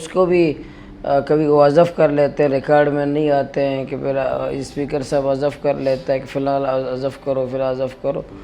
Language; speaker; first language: Urdu; non-native, local second language; Baluchi